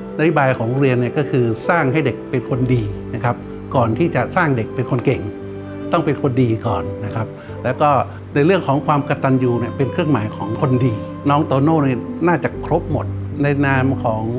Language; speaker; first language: Thai; native; Thai